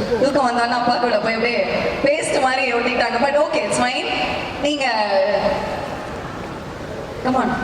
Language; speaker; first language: Tamil; native; Tamil